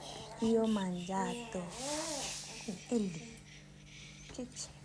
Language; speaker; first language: Italian; non-native, learner; Akan